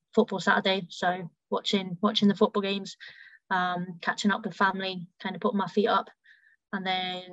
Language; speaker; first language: English; early bilingual, heritage; German